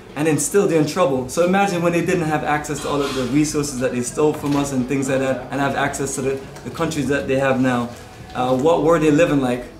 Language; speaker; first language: English; native; English